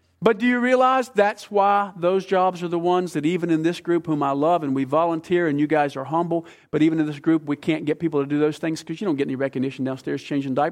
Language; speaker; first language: English; native; English